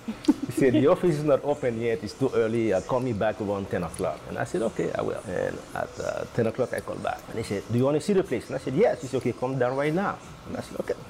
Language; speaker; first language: English; non-native, fluent; Haitian Creole